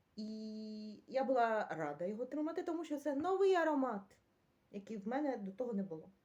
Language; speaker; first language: Ukrainian; native; Ukrainian